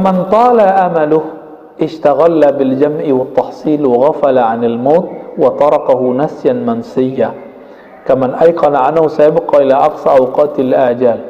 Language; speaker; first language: Indonesian; native; Indonesian